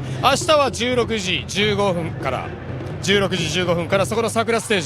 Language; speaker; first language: Japanese; native; Japanese